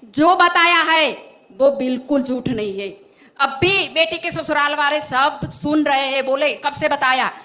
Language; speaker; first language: Hindi; non-native, local second language; Gujarati